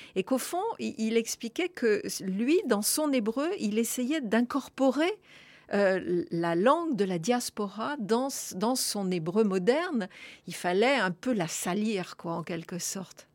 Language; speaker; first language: French; native; French